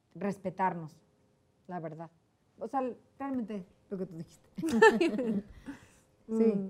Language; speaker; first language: Spanish; native; Spanish